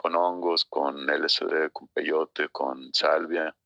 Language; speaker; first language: Spanish; native; Spanish